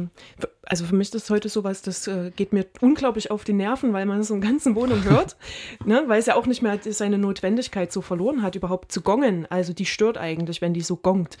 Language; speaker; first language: German; native; German